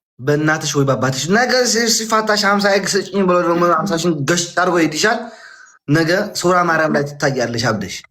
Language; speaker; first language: Amharic; native; Amharic